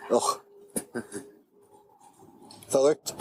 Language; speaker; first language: German; native; German